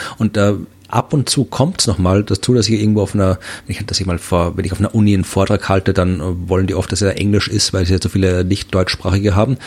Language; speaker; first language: German; native; German